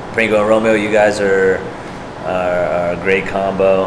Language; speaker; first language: English; native; English